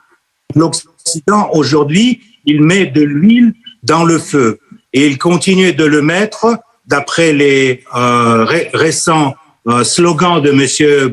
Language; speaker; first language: French; non-native, fluent; Russian